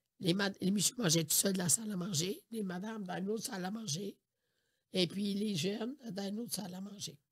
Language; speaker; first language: French; non-native, fluent; Italian